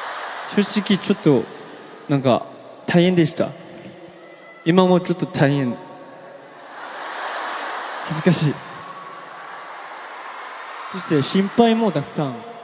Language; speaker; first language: Japanese; non-native, learner; Korean